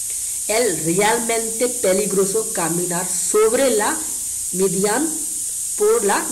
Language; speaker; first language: Spanish; non-native, fluent; Hindi